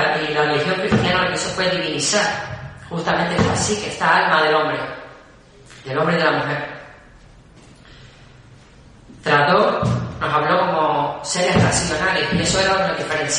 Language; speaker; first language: Spanish; native; Spanish